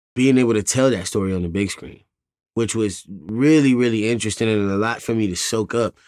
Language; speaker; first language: English; native; English